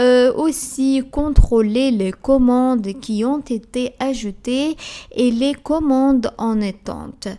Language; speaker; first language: French; non-native, fluent; Arabic